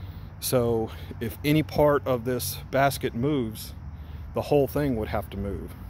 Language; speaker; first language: English; native; English